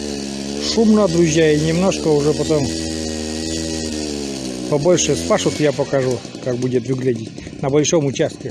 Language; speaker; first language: Russian; native; Russian